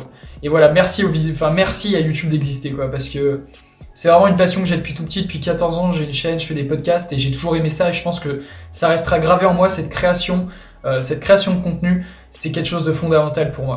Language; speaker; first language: French; native; French